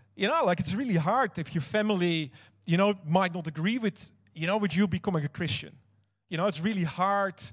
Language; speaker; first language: English; non-native, fluent; Dutch